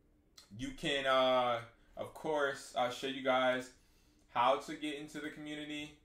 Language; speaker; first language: English; native; English